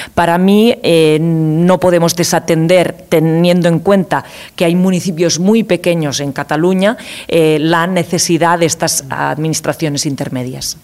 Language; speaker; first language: Spanish; non-native, local second language; Catalan